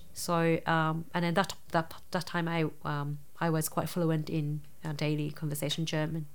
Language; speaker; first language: English; non-native, fluent; Japanese